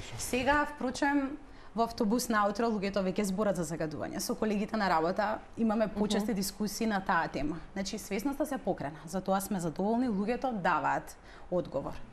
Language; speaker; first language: Macedonian; native; Macedonian